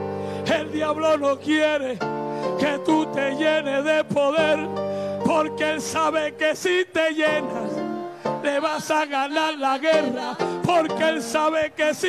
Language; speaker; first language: Spanish; native; Spanish